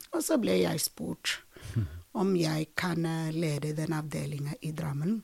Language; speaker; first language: Norwegian; non-native, fluent; Ibibio